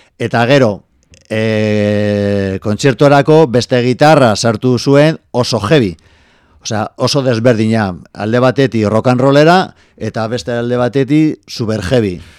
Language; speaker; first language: Basque; non-native, local second language; Spanish